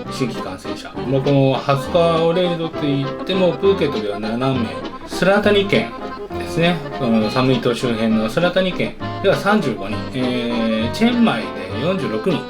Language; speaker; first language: Japanese; native; Japanese